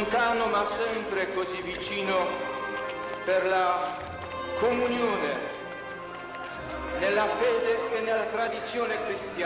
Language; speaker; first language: Italian; non-native, fluent; Polish